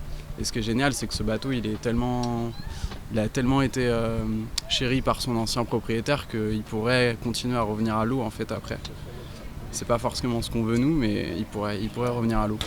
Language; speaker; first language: French; native; French